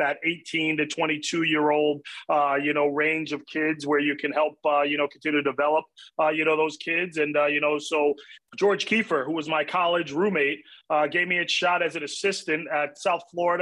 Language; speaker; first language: English; native; English